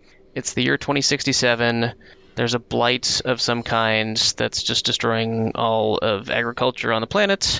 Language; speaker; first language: English; native; English